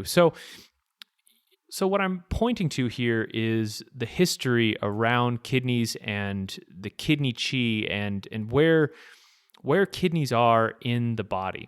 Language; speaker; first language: English; native; English